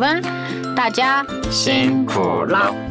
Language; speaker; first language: Chinese; non-native, fluent; Korean